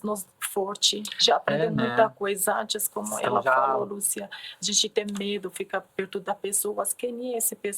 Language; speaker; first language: Portuguese; non-native, learner; Arabic